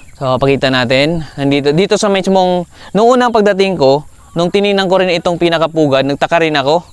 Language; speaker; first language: Filipino; non-native, local second language; Cebuano